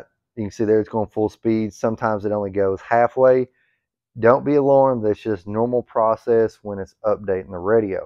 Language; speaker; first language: English; native; English